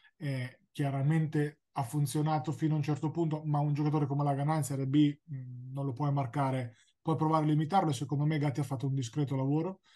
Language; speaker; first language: Italian; native; Italian